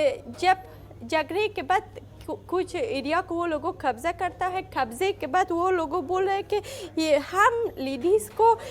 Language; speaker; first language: Hindi; non-native, learner; Persian